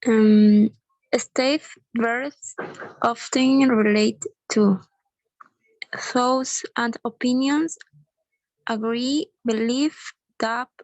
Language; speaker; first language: English; non-native, learner; Spanish